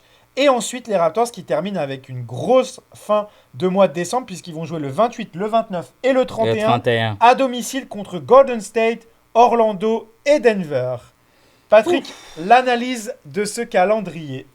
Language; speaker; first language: French; native; French